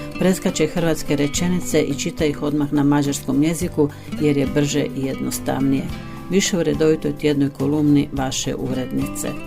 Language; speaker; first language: Bosnian; early bilingual, heritage; Croatian